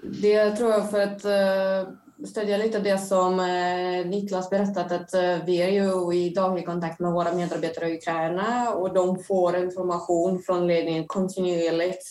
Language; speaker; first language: Swedish; non-native, fluent; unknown